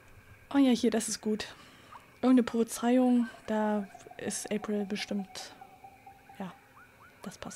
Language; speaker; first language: German; native; German